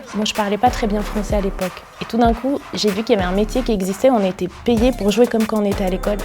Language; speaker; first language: French; early bilingual, other home language; Arabic